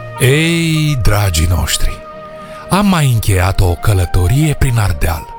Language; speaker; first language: Romanian; native; Romanian